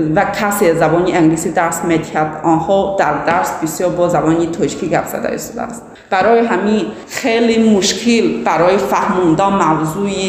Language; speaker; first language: Persian; non-native, learner; Chinese